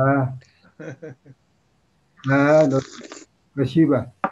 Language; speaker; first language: Russian; non-native, local second language; Yakut